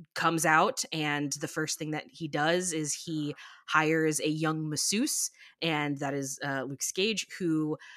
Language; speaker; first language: English; native; English